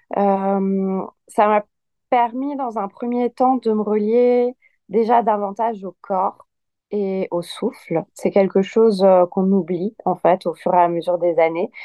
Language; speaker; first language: French; native; French